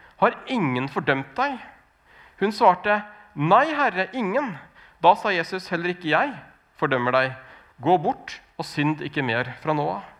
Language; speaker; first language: Norwegian; native; Norwegian